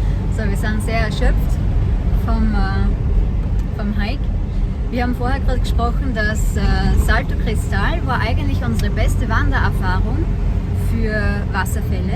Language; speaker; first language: German; native; German